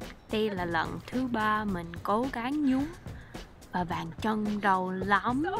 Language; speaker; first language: Vietnamese; non-native, learner; English